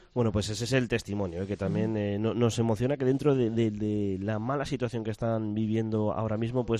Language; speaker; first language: Spanish; native; Spanish